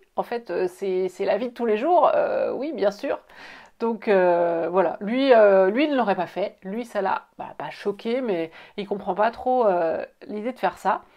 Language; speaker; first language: French; native; French